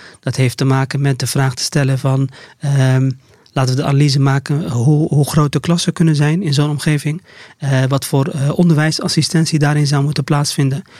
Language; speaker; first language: Dutch; early bilingual, other home language; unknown